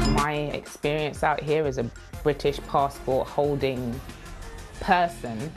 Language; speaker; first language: English; native; English